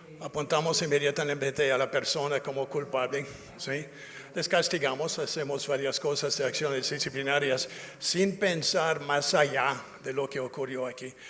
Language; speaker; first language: Spanish; non-native, fluent; English